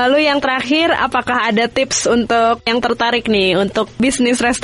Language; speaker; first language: Indonesian; native; Indonesian